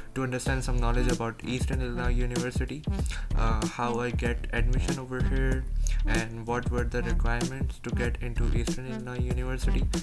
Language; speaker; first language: English; non-native, local second language; Urdu